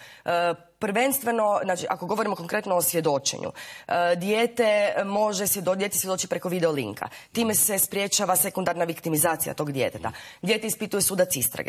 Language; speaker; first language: Croatian; native; Croatian